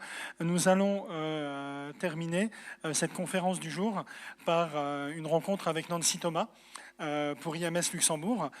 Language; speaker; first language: French; native; French